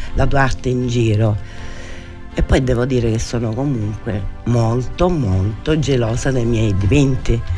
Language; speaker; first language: Italian; native; Italian